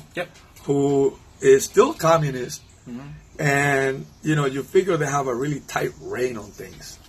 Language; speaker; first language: English; non-native, fluent; Spanish